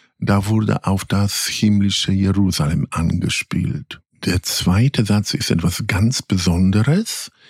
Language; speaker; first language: German; early bilingual, other home language; Polish